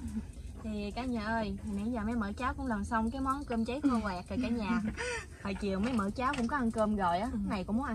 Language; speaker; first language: Vietnamese; native; Vietnamese